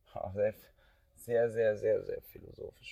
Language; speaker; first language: German; native; German